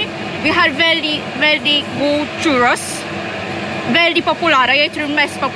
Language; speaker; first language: Norwegian; non-native, learner; Polish